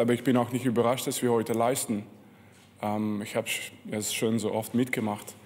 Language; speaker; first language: German; non-native, fluent; French